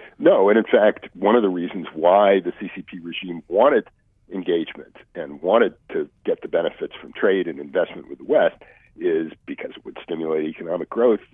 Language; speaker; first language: English; native; English